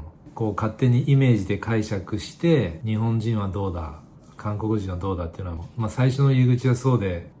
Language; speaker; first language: Japanese; native; Japanese